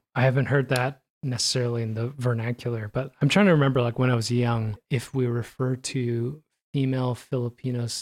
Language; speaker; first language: English; early bilingual, other home language; Korean